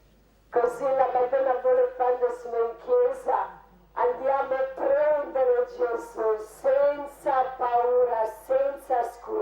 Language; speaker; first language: Italian; non-native, learner; Croatian